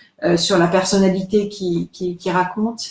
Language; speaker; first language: French; native; French